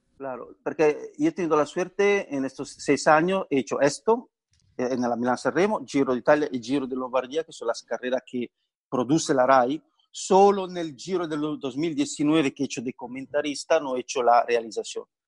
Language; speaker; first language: Spanish; non-native, fluent; Italian